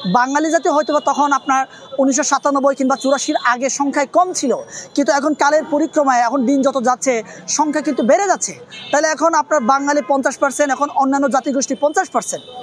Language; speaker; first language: Bangla; non-native, local second language; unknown